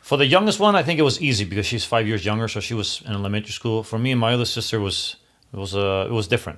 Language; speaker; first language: English; early bilingual, other home language; Greek